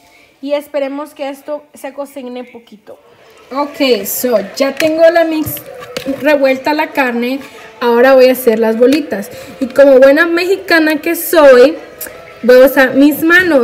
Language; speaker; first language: Spanish; early bilingual, heritage; Spanish